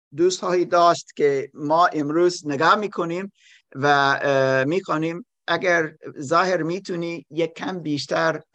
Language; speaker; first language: Persian; non-native, learner; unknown